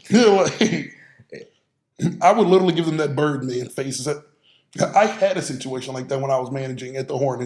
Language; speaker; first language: English; native; English